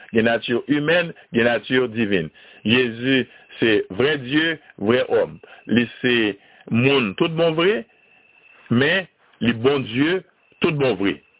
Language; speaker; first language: French; non-native, learner; Haitian Creole